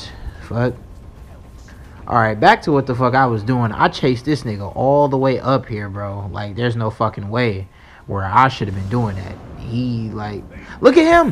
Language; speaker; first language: English; native; English